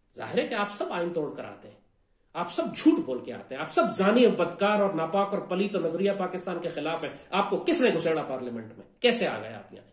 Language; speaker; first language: Urdu; native; Urdu